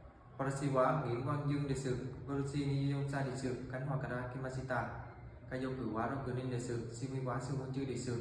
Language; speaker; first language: Japanese; non-native, learner; Vietnamese